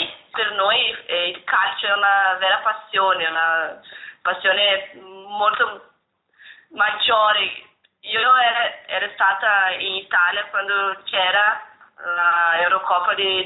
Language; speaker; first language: Italian; non-native, learner; Portuguese